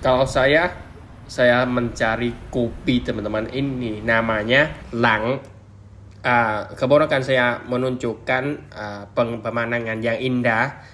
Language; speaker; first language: Indonesian; non-native, learner; Vietnamese